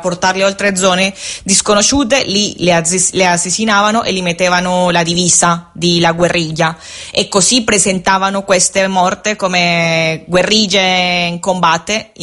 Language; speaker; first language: Italian; non-native, fluent; Spanish